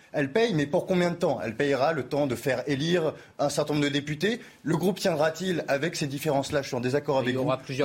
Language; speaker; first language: French; native; French